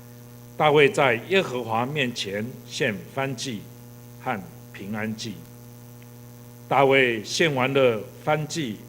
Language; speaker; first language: Chinese; native; Chinese